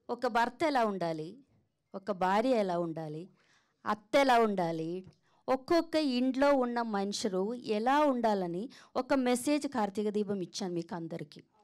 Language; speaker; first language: Telugu; non-native, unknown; Malayalam